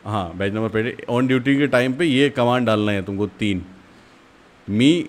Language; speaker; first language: Hindi; native; Hindi